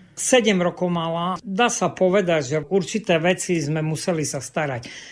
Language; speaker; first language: Slovak; non-native, local second language; Rusyn